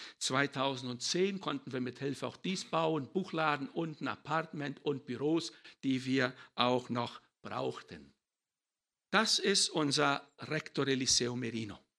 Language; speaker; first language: German; early bilingual, heritage; German